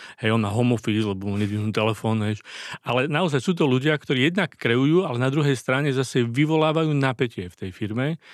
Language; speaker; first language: Slovak; native; Slovak